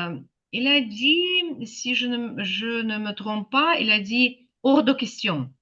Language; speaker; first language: French; non-native, fluent; Ukrainian